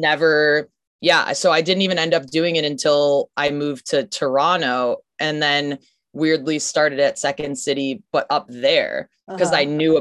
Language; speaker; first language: English; native; English